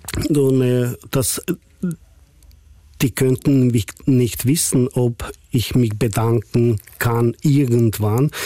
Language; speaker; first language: German; non-native, fluent; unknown